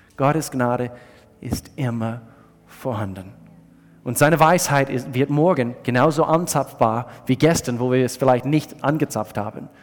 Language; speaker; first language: German; non-native, fluent; English